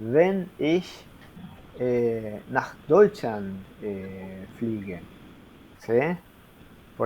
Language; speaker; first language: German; non-native, fluent; Spanish